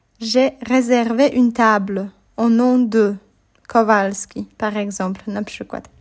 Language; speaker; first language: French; non-native, fluent; Polish